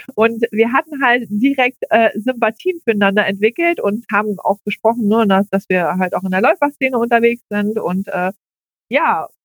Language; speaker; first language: German; native; German